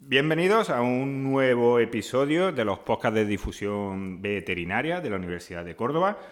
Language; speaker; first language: Spanish; native; Spanish